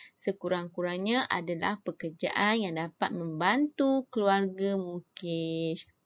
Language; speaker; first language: Malay; native; Malay